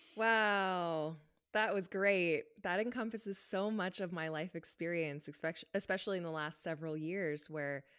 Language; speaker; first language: English; native; English